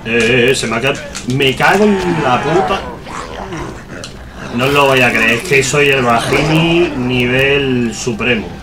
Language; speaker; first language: Spanish; native; Spanish